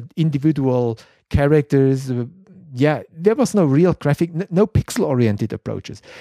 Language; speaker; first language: English; non-native, fluent; German